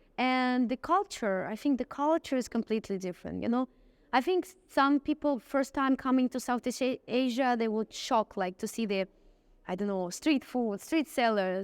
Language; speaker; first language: English; non-native, fluent; Russian